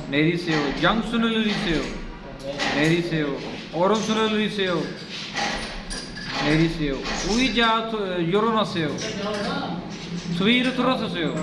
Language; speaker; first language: Korean; non-native, fluent; Punjabi